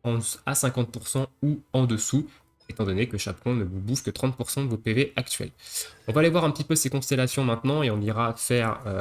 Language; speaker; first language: French; native; French